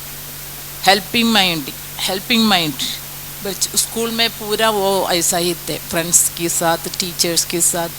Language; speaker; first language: Hindi; non-native, local second language; Malayalam